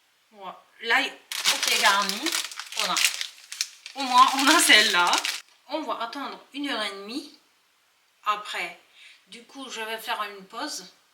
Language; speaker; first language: French; non-native, learner; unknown